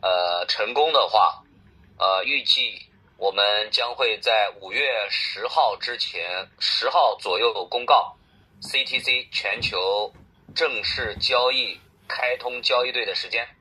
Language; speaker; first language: Chinese; native; Chinese